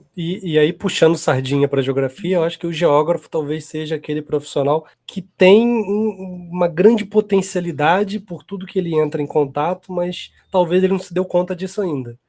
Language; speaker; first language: Portuguese; native; Portuguese